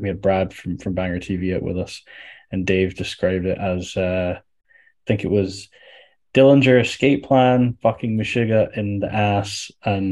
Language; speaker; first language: English; native; English